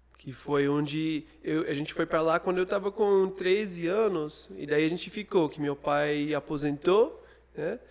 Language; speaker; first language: Portuguese; non-native, fluent; English